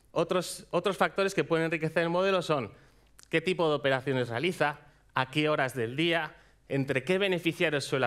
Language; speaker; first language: Spanish; native; Spanish